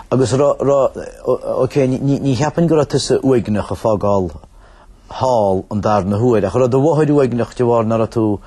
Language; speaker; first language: Irish; native; Irish